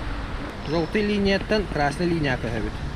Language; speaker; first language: Russian; non-native, local second language; Yakut